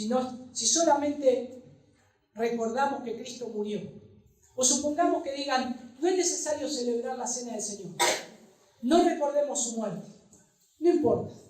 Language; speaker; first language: Spanish; native; Spanish